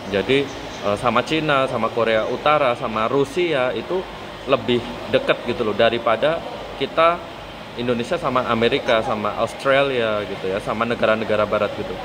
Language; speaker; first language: Indonesian; native; Indonesian